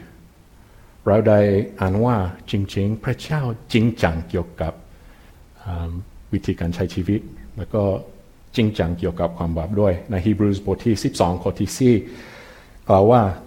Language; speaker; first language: Thai; non-native, fluent; English